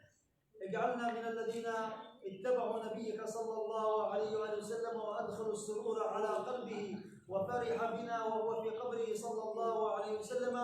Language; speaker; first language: Arabic; native; Arabic